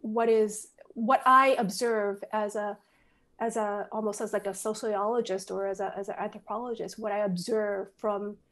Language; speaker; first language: English; native; English